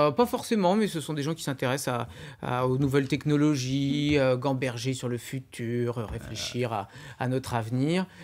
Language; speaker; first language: French; native; French